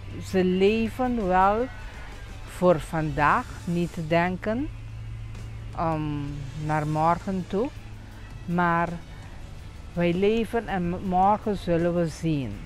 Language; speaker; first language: Dutch; non-native, local second language; Papiamento